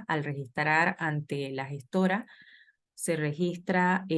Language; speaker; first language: Spanish; native; Spanish